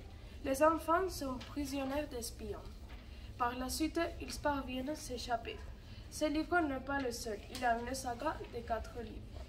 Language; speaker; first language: French; non-native, learner; Catalan